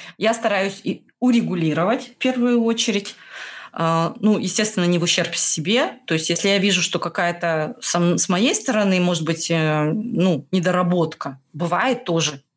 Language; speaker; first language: Russian; native; Russian